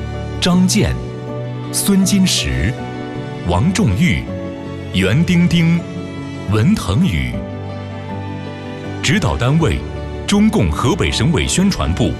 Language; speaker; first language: Chinese; native; Chinese